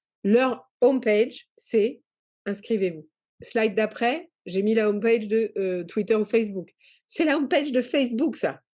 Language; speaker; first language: French; native; French